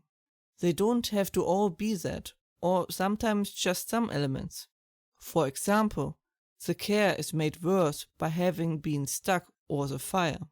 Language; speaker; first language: English; non-native, fluent; German